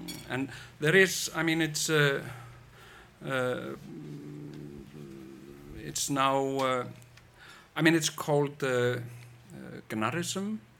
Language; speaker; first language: English; non-native, fluent; Icelandic